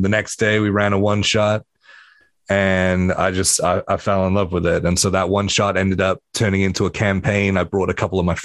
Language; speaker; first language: English; native; English